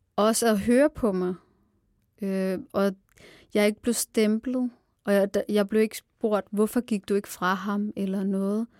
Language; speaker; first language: Danish; early bilingual, other home language; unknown